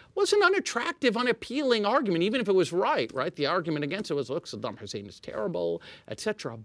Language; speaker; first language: English; non-native, fluent; Arabic